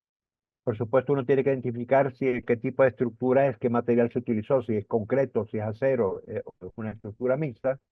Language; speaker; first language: Spanish; native; Spanish